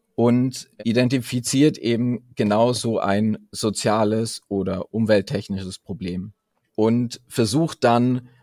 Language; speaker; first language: German; native; German